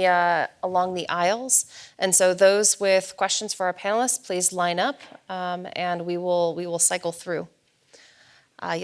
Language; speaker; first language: English; native; English